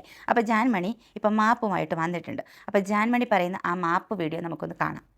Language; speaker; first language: Malayalam; native; Malayalam